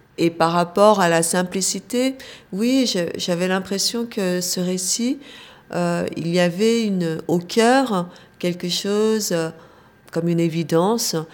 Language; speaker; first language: French; early bilingual, other home language; Korean